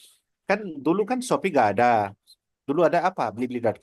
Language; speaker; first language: Indonesian; non-native, learner; Nepali